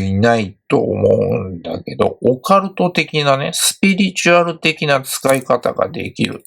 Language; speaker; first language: Japanese; native; Japanese